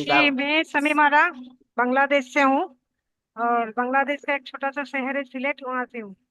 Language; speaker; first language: Hindi; non-native, fluent; Bangla